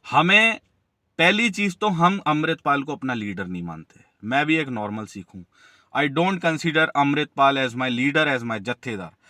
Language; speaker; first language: Hindi; non-native, local second language; Punjabi